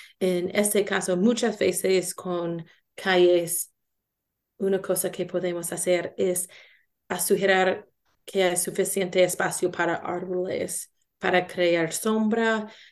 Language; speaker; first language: Spanish; non-native, learner; English